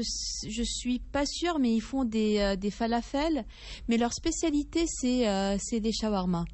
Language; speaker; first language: French; non-native, fluent; Arabic